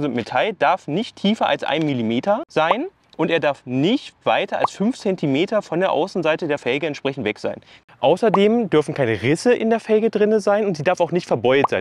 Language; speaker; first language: German; native; German